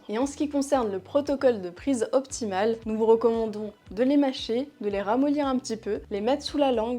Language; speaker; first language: French; native; French